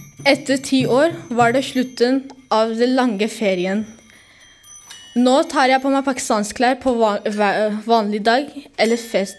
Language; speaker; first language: Norwegian; early bilingual, other home language; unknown